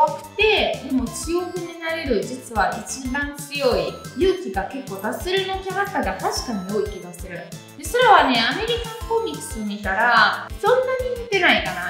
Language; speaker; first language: Japanese; non-native, fluent; Italian